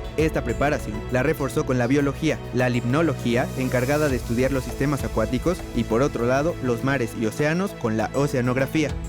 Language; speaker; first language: Spanish; native; Spanish